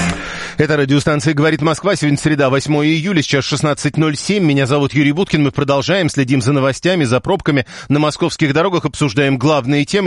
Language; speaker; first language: Russian; native; Russian